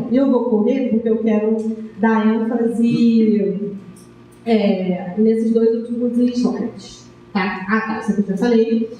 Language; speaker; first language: Portuguese; native; Portuguese